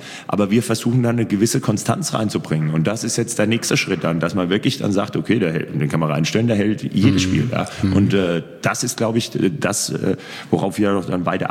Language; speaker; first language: German; native; German